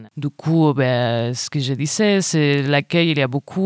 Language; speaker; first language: French; non-native, fluent; Spanish